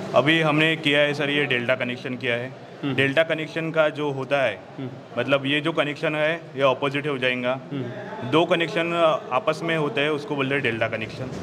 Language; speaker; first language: Hindi; non-native, local second language; Marathi